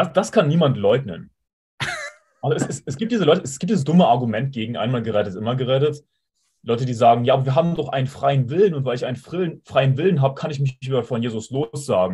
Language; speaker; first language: German; native; German